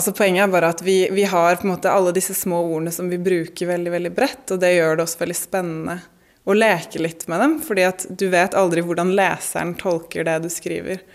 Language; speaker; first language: Norwegian; native; Norwegian